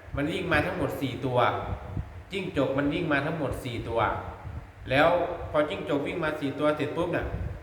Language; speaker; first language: Thai; non-native, local second language; Northeastern Thai